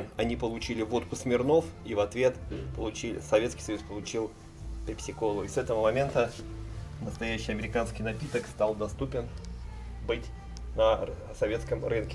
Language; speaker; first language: Russian; native; Russian